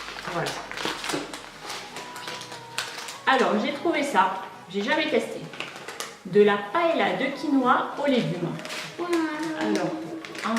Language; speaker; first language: French; native; French